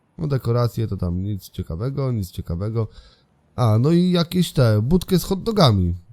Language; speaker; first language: Polish; native; Polish